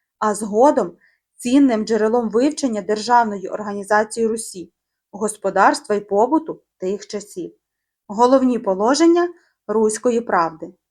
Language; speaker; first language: Ukrainian; native; Ukrainian